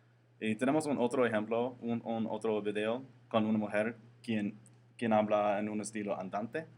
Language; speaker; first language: Spanish; non-native, learner; English